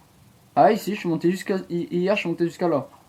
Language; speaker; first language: French; native; French